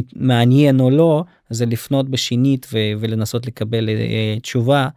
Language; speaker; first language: Hebrew; non-native, fluent; Russian